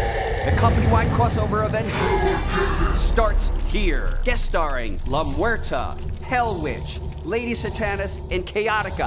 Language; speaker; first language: English; native; English